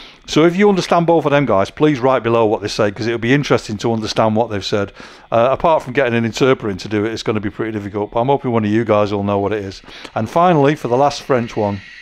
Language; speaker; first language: English; native; English